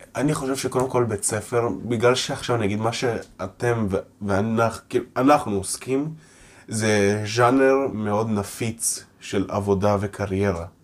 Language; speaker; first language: Hebrew; non-native, local second language; Russian